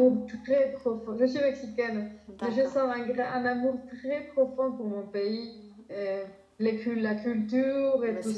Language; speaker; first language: French; non-native, fluent; Spanish